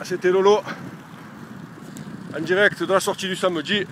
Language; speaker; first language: French; native; French